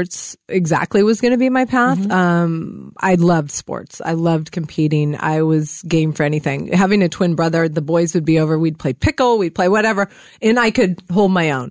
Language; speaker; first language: English; native; English